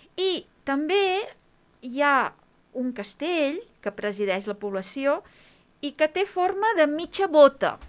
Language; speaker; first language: Catalan; native; Catalan